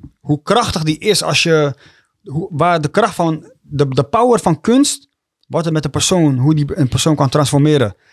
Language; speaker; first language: Dutch; early bilingual, other home language; Tigrinya